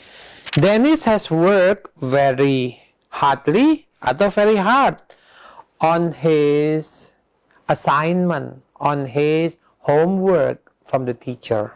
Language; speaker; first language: English; non-native, fluent; Indonesian